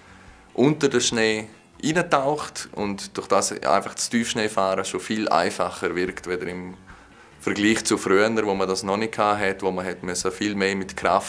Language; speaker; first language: German; native; German